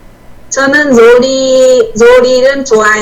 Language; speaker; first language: Korean; non-native, learner; Vietnamese